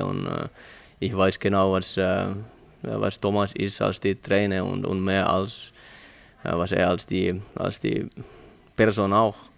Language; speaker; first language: German; non-native, learner; Finnish